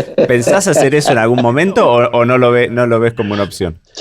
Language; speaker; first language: Spanish; native; Spanish